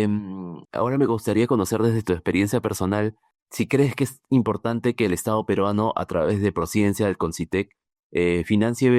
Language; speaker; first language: Spanish; native; Spanish